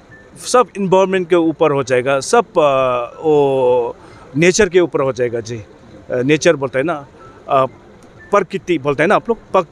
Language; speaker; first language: Hindi; non-native, fluent; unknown